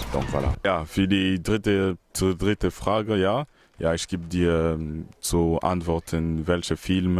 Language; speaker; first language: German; non-native, learner; Lingala